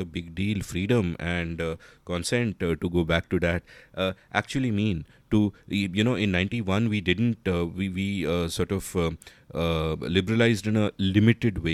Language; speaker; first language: English; non-native, local second language; Hindi